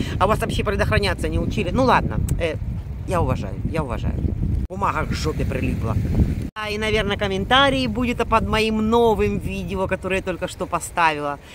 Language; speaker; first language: Russian; native; Russian